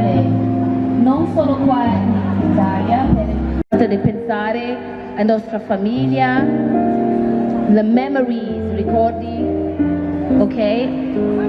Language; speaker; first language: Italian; non-native, learner; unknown